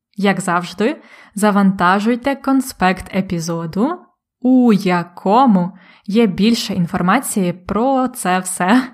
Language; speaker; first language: Ukrainian; native; Ukrainian